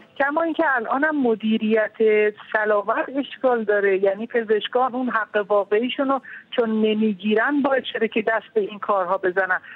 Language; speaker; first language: Persian; native; Persian